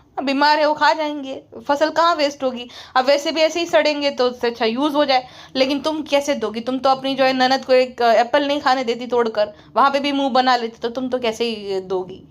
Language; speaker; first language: Hindi; native; Hindi